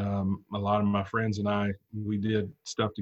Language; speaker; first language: English; native; English